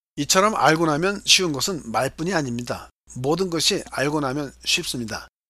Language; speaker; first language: Korean; native; Korean